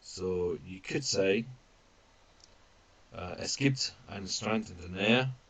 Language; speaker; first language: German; non-native, fluent; English